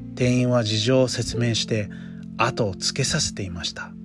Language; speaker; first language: Japanese; non-native, fluent; English